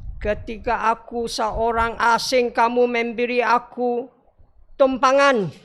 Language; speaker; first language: Malay; non-native, local second language; Chinese